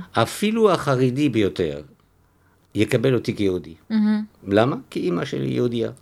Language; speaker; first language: Hebrew; non-native, fluent; French